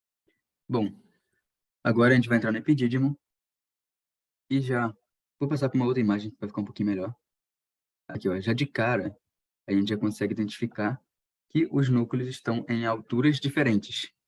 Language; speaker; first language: Portuguese; native; Portuguese